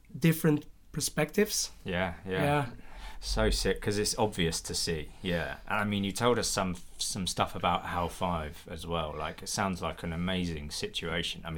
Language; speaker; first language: English; native; English